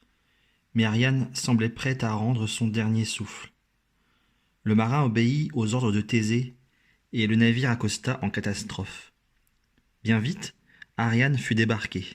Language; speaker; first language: French; native; French